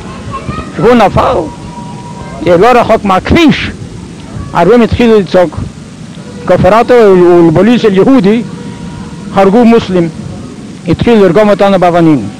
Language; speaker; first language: Hebrew; non-native, fluent; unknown